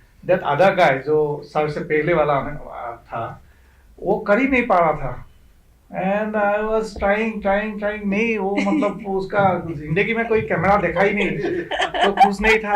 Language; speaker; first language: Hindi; non-native, local second language; Assamese